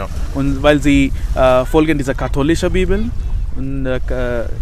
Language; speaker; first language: German; non-native, fluent; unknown